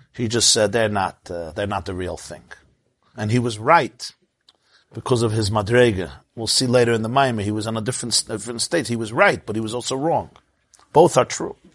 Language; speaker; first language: English; native; English